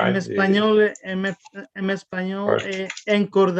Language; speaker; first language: Portuguese; non-native, learner; Spanish